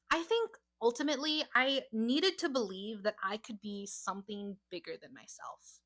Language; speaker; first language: English; native; English